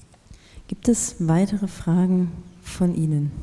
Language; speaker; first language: German; native; German